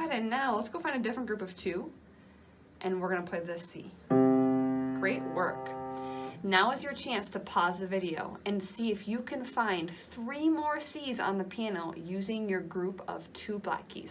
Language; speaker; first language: English; native; English